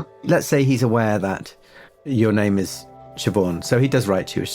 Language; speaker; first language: English; native; English